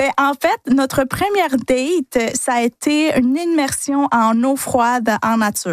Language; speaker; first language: French; early bilingual, other home language; Spanish